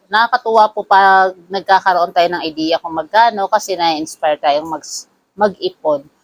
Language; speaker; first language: Filipino; non-native, local second language; Cebuano